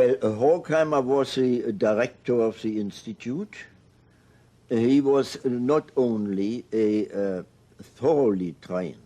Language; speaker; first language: English; non-native, fluent; German